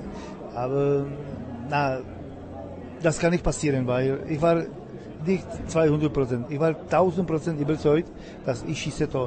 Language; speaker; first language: German; non-native, learner; Czech